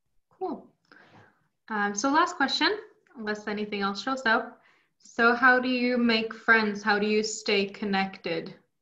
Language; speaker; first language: English; non-native, fluent; Norwegian